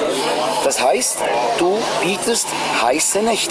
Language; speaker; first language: German; native; German